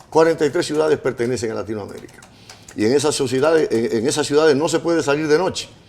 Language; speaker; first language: Spanish; native; Spanish